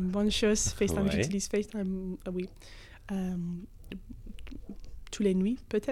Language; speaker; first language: French; non-native, fluent; English